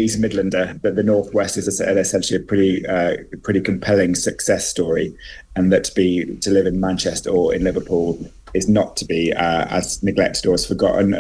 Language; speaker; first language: English; native; English